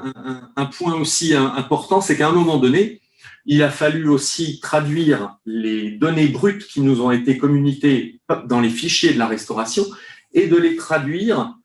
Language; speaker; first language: French; native; French